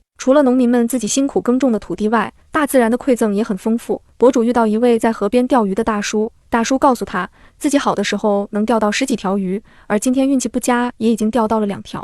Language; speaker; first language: Chinese; native; Chinese